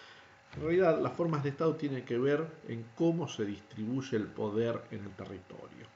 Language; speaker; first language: Spanish; native; Spanish